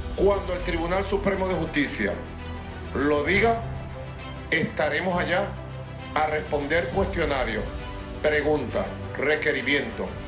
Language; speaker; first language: Spanish; native; Spanish